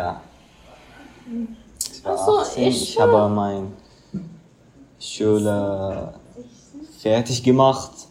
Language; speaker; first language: German; non-native, learner; Arabic